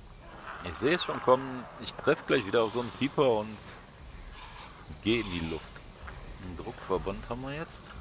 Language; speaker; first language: German; native; German